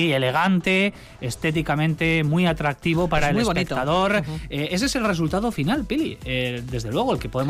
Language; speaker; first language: Spanish; native; Spanish